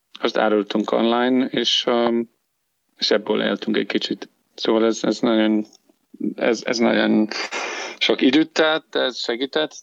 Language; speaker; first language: Hungarian; non-native, learner; English